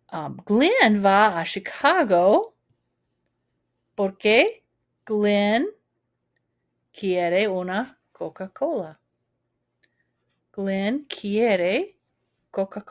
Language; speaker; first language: Spanish; non-native, fluent; English